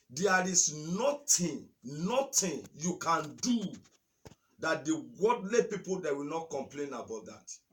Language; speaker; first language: English; non-native, local second language; Yoruba